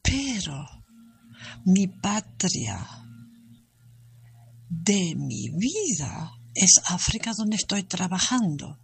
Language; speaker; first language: Spanish; non-native, learner; German